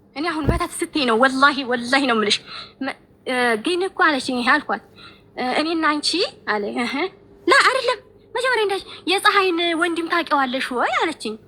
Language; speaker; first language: Amharic; native; Amharic